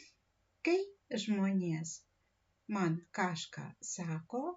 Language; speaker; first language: Lithuanian; non-native, learner; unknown